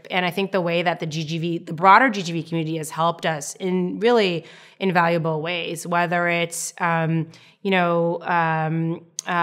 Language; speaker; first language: English; non-native, fluent; Hebrew